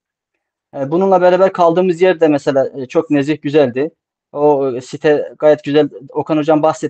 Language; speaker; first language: Turkish; native; Turkish